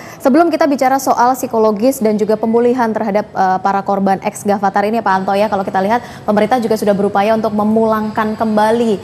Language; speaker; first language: Indonesian; native; Indonesian